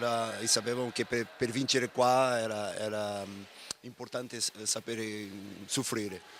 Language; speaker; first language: Italian; non-native, fluent; Portuguese